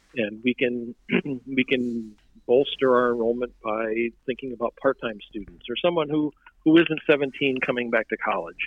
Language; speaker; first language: English; native; English